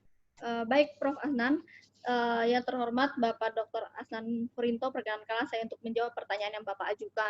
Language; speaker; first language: Indonesian; native; Indonesian